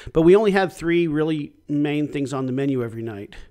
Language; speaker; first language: English; native; English